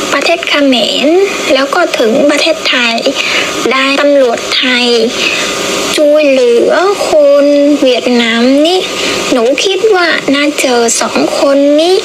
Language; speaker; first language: Thai; non-native, fluent; Vietnamese